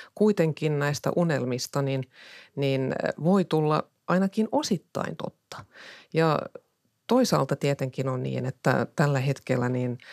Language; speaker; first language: Finnish; non-native, local second language; Swedish